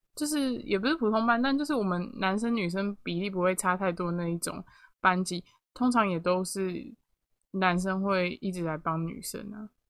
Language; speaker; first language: Chinese; native; Chinese